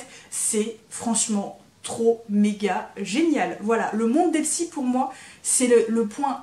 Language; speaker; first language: French; native; French